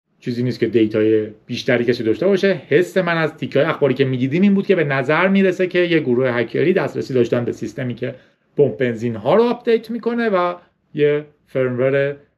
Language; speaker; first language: Persian; native; Persian